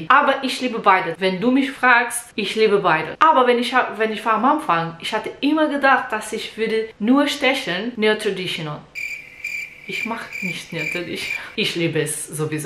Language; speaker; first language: German; non-native, learner; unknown